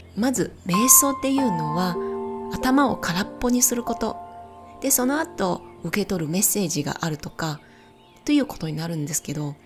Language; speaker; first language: Japanese; non-native, fluent; Chinese